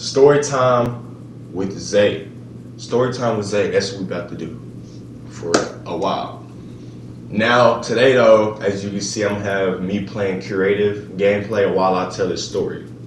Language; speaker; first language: English; native; English